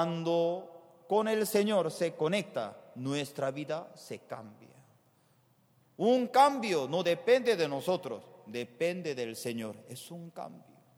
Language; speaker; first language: Spanish; non-native, fluent; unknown